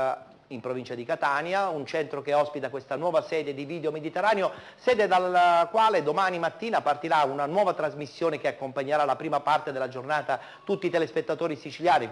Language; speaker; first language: Italian; native; Italian